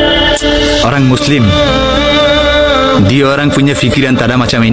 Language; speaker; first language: Malay; non-native, learner; Bangla